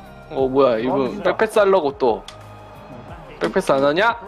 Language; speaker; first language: Korean; native; Korean